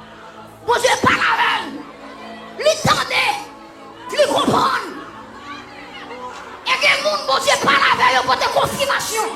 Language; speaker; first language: French; non-native, local second language; Haitian Creole